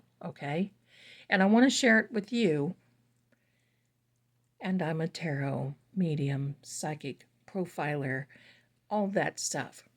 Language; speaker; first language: English; native; English